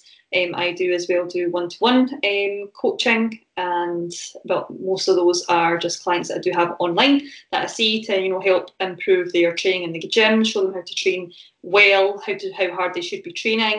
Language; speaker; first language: English; native; English